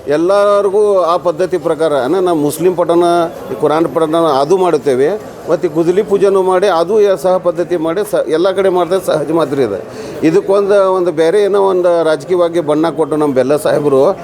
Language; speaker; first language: Kannada; non-native, local second language; Urdu